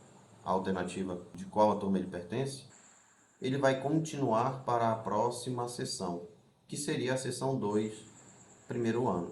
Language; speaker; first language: Portuguese; native; Portuguese